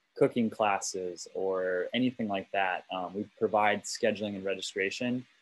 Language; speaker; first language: English; native; English